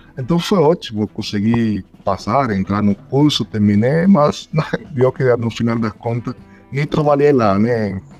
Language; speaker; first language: Portuguese; non-native, fluent; Spanish